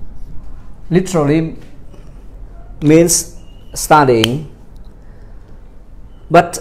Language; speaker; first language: English; non-native, fluent; Khmer